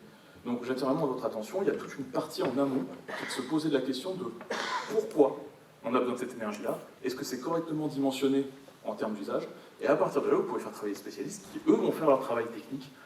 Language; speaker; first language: French; native; French